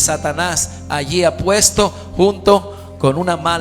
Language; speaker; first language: Spanish; native; Spanish